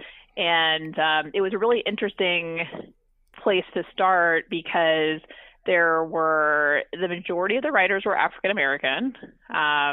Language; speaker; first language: English; native; English